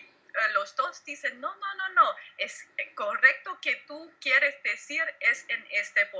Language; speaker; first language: Spanish; non-native, learner; German